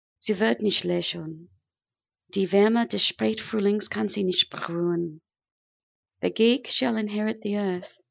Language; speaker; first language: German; non-native, fluent; English